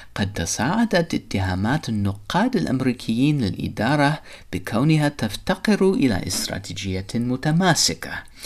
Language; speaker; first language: Arabic; non-native, fluent; English